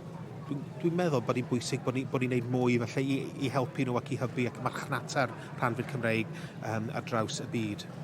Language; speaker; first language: Welsh; native; Welsh